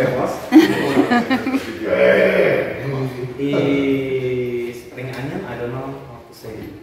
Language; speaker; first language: Spanish; non-native, learner; Indonesian